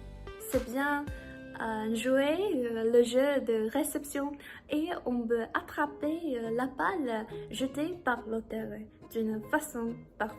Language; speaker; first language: French; non-native, learner; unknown